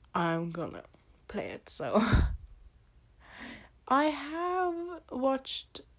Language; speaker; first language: English; non-native, fluent; Norwegian